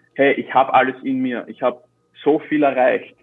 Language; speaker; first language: German; native; German